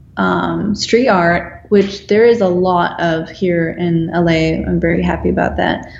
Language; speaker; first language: English; non-native, fluent; Dutch